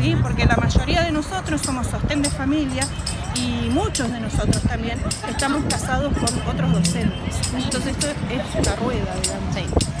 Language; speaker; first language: Spanish; native; Spanish